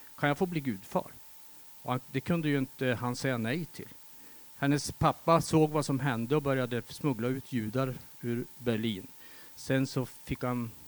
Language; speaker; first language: Swedish; native; Swedish